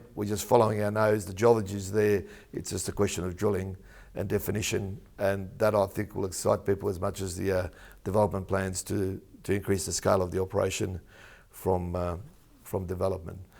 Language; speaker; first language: English; native; English